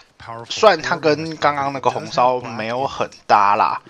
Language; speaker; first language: Chinese; native; Chinese